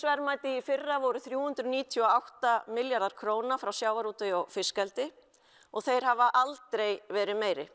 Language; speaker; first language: Icelandic; native; Icelandic